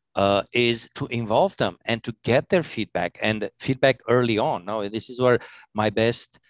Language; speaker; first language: English; non-native, fluent; Romanian